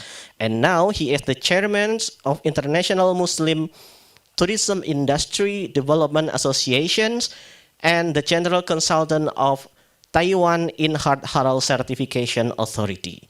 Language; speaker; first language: English; non-native, fluent; Indonesian